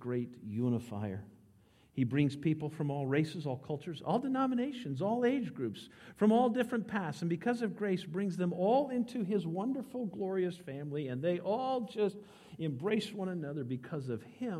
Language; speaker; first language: English; native; English